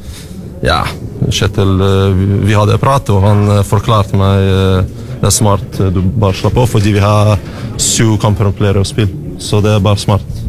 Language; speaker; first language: Norwegian; non-native, learner; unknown